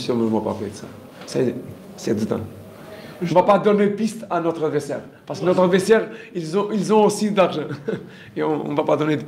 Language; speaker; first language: French; non-native, learner; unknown